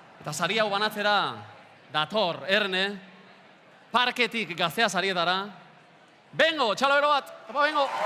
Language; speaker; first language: Basque; native; Basque